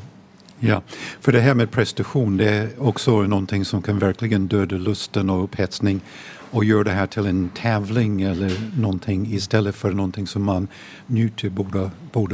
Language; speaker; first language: Swedish; non-native, fluent; English